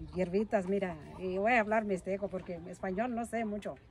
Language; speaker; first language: Spanish; non-native, local second language; Mixtepec Mixtec